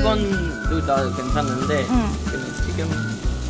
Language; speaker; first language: Korean; non-native, learner; Dutch